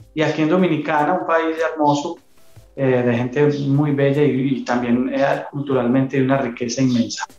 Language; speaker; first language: Spanish; native; Spanish